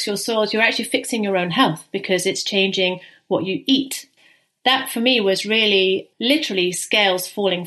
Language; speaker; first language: English; native; English